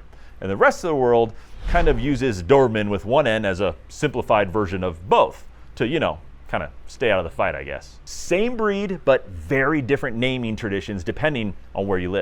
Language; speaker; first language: English; native; English